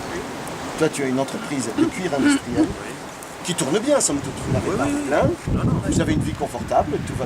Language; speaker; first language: French; native; French